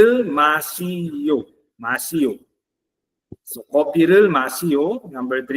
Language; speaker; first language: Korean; non-native, learner; Filipino